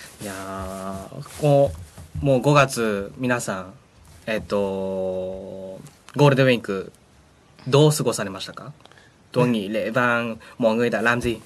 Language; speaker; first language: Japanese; non-native, fluent; Vietnamese